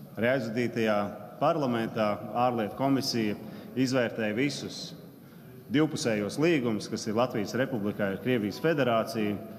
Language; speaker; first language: Latvian; native; Latvian